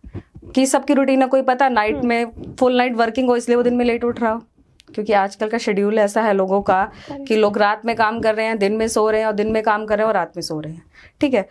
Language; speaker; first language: Hindi; native; Hindi